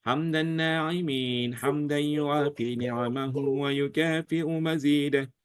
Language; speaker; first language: Arabic; non-native, fluent; Indonesian